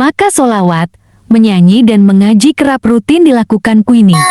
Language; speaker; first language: Indonesian; native; Indonesian